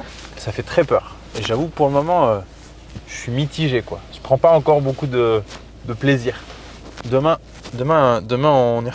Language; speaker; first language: French; native; French